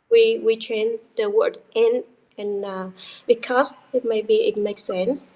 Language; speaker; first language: English; non-native, learner; Vietnamese